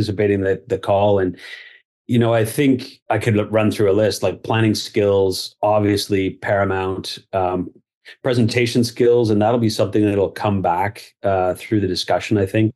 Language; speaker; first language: English; native; English